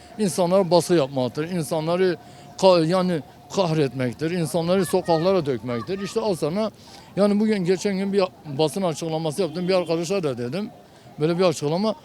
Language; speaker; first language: Turkish; non-native, local second language; Kurdish